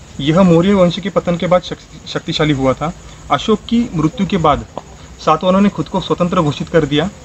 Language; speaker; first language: Hindi; non-native, local second language; Marathi